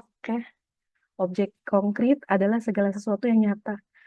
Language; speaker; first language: Indonesian; native; Indonesian